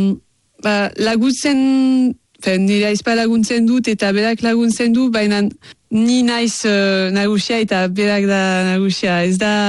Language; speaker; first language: Basque; non-native, local second language; French